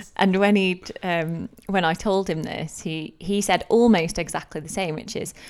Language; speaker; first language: English; native; English